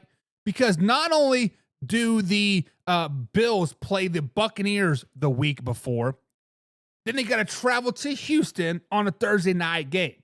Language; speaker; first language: English; native; English